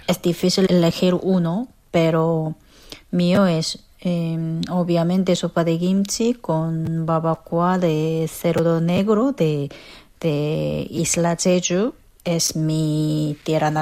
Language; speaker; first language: Spanish; non-native, fluent; Korean